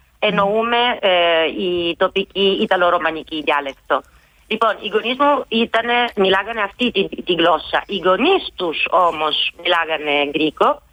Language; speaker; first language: Greek; non-native, fluent; Italian